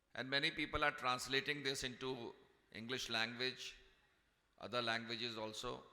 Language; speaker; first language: English; non-native, local second language; Hindi